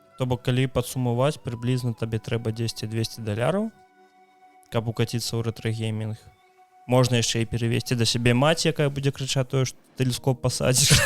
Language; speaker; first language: Belarusian; non-native, local second language; Russian